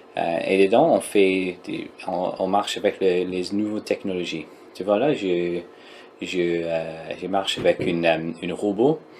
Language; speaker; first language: French; non-native, learner; English